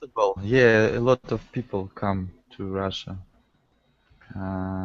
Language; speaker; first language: English; non-native, learner; Russian